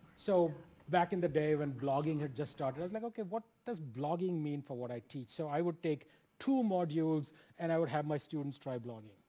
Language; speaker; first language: English; non-native, local second language; Hindi